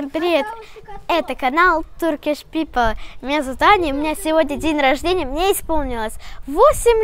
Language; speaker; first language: Russian; native; Russian